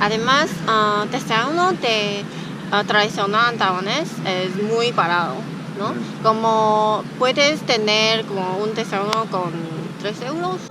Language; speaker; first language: Spanish; non-native, learner; Chinese